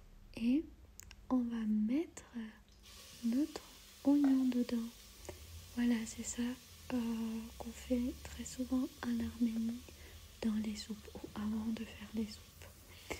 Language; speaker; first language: French; non-native, fluent; Armenian